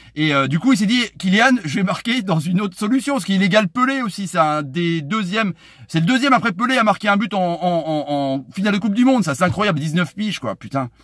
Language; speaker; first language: French; native; French